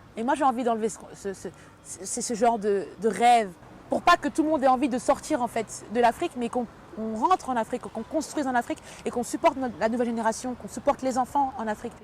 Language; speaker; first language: French; early bilingual, other home language; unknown